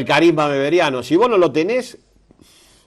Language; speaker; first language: Spanish; native; Spanish